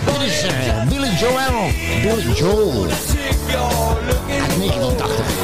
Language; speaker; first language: Dutch; native; Dutch